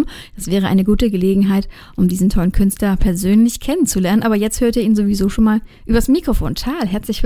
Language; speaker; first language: German; native; German